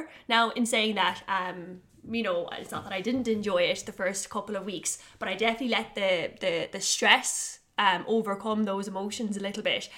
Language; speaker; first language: English; native; English